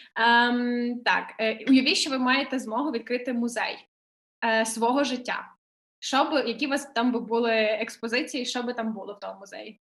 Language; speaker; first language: Ukrainian; native; Ukrainian